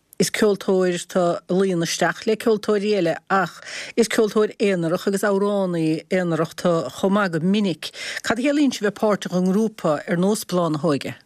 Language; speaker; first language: Irish; native; Irish